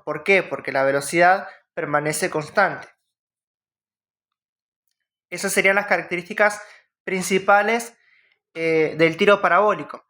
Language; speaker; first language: Spanish; native; Spanish